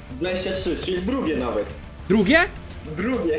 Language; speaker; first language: Polish; native; Polish